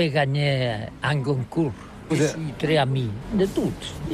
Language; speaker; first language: French; non-native, learner; Catalan